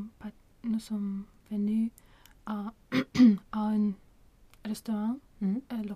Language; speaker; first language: French; non-native, learner; Swedish